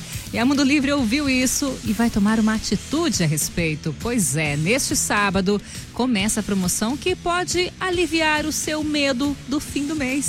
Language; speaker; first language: Portuguese; native; Portuguese